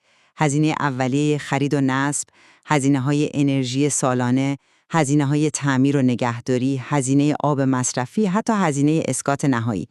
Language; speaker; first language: Persian; native; Persian